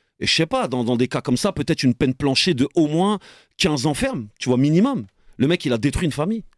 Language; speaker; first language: French; native; French